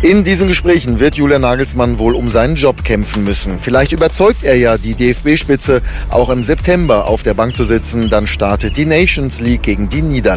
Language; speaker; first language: German; native; German